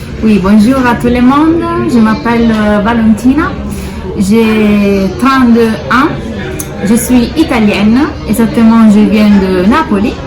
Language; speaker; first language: French; non-native, fluent; Italian